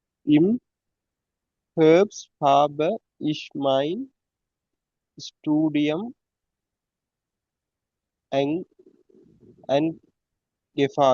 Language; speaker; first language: German; non-native, learner; Tamil